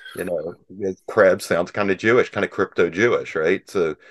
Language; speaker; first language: English; native; English